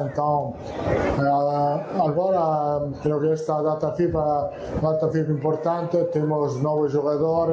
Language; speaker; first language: Portuguese; non-native, learner; Italian